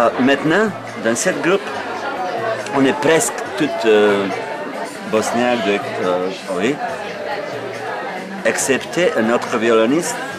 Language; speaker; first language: French; non-native, fluent; Bosnian